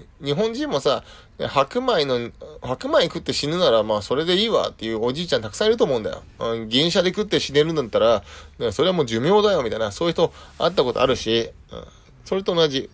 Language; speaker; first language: Japanese; native; Japanese